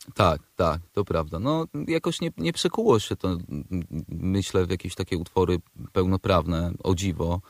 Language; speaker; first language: Polish; native; Polish